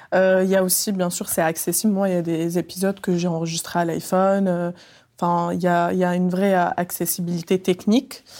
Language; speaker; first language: French; early bilingual, other home language; Arabic